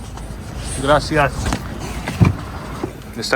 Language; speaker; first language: Spanish; non-native, learner; Hindi